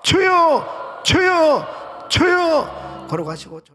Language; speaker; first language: Korean; native; Korean